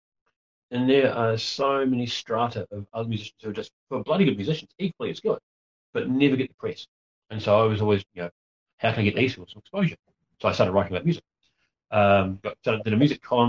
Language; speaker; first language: English; native; English